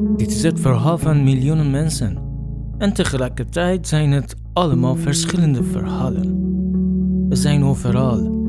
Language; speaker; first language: Dutch; non-native, fluent; Persian